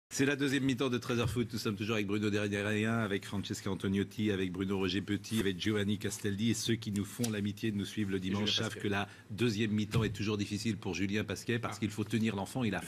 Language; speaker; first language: French; native; French